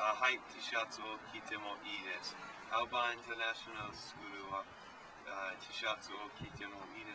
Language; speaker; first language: Japanese; non-native, learner; English